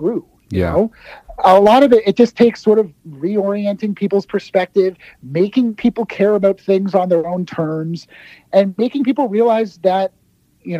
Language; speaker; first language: English; native; English